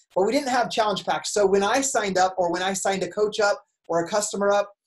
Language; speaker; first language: English; native; English